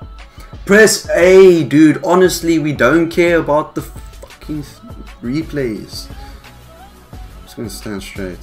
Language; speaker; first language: English; native; English